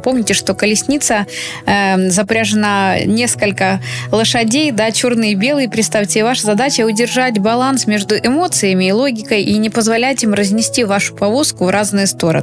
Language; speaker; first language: Russian; native; Russian